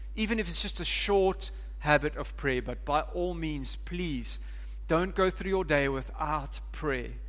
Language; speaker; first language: English; non-native, local second language; Afrikaans